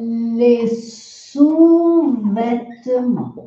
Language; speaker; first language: French; non-native, fluent; Portuguese